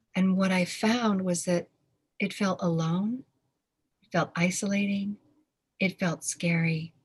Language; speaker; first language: English; native; English